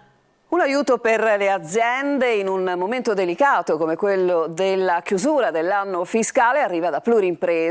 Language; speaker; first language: Italian; native; Italian